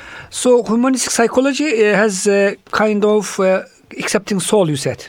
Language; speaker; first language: English; non-native, fluent; Turkish